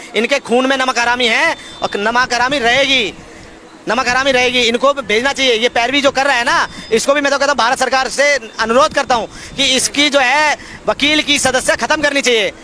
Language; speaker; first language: Hindi; native; Hindi